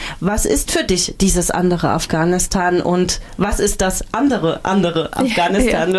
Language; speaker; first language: German; native; German